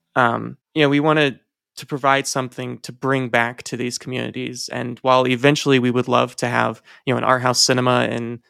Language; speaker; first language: English; native; English